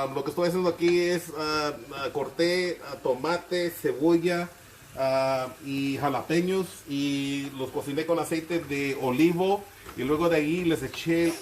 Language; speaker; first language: Spanish; early bilingual, other home language; English